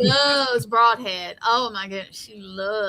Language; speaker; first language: English; native; English